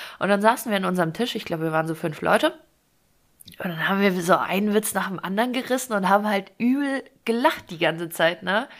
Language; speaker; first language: German; early bilingual, other home language; Russian